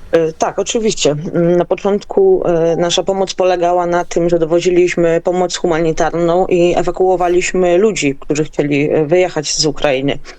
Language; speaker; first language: Polish; native; Polish